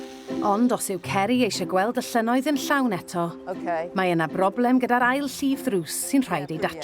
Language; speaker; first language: Welsh; native; Welsh